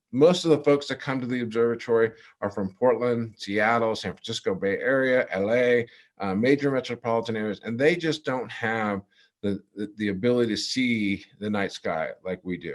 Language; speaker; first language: English; native; English